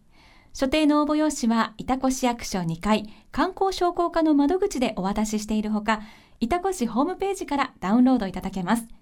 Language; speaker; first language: Japanese; native; Japanese